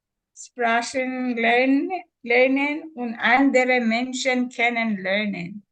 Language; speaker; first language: German; non-native, learner; Filipino